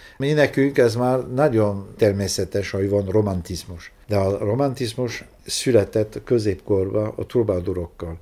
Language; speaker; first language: Hungarian; non-native, fluent; French